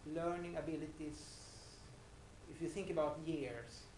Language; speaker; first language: English; non-native, fluent; Swedish